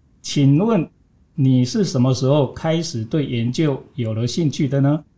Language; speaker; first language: Chinese; native; Chinese